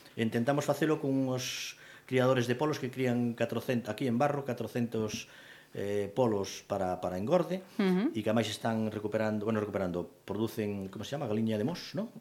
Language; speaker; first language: Galician; native; Galician